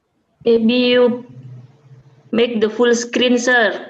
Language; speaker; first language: English; non-native, learner; Indonesian